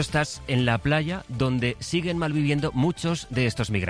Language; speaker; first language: Spanish; native; Spanish